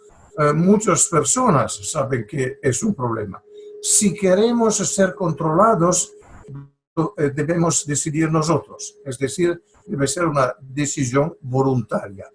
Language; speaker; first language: Spanish; non-native, fluent; Italian